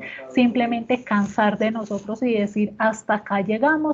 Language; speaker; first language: Spanish; native; Spanish